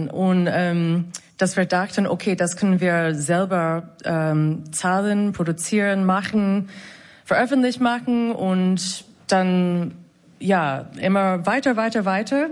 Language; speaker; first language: German; non-native, fluent; English